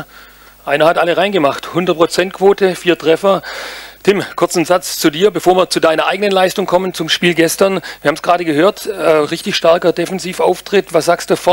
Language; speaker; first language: German; native; German